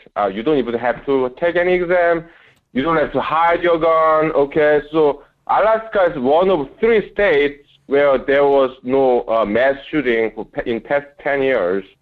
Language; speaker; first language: English; non-native, fluent; Korean